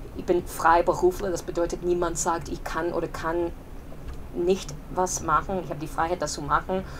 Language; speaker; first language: German; non-native, fluent; English